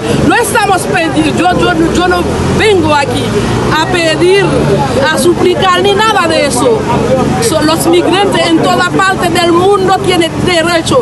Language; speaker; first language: Spanish; non-native, fluent; Haitian Creole